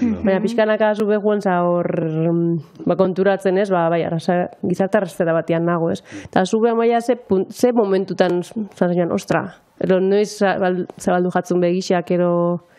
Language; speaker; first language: Basque; native; Basque